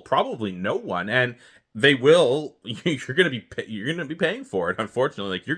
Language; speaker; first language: English; native; English